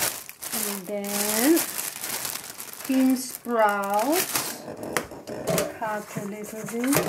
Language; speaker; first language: English; non-native, learner; Chinese